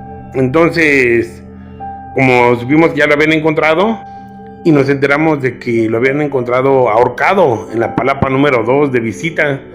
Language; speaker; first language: Spanish; native; Spanish